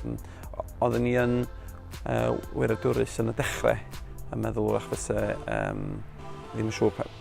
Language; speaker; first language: Welsh; native; Welsh